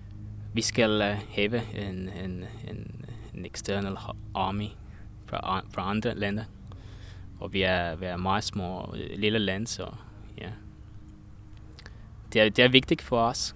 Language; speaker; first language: Danish; non-native, learner; Estonian